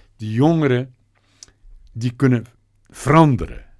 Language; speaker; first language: Dutch; non-native, learner; Turkish